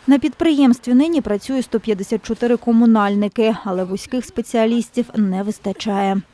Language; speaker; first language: Ukrainian; native; Ukrainian